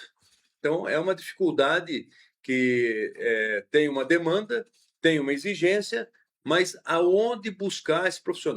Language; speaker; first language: Portuguese; native; Portuguese